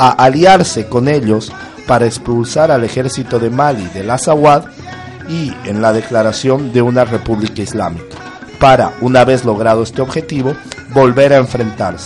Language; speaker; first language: Spanish; native; Spanish